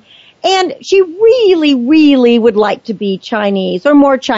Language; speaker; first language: English; native; English